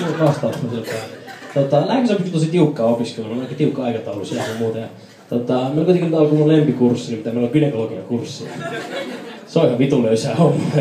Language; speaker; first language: Finnish; early bilingual, other home language; Persian